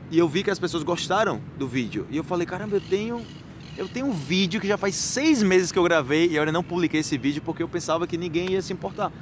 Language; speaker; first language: Portuguese; native; Portuguese